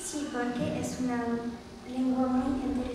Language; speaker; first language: Spanish; non-native, learner; French